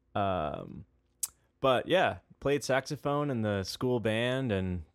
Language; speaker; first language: English; native; English